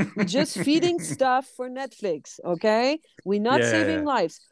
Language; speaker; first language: English; non-native, fluent; French